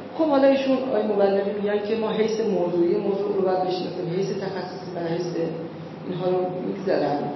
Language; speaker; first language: Persian; native; Persian